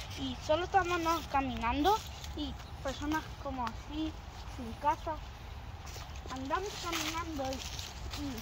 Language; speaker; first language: Spanish; early bilingual, heritage; Spanish